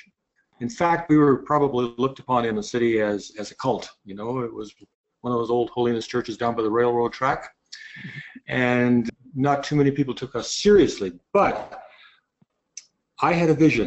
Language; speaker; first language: English; native; English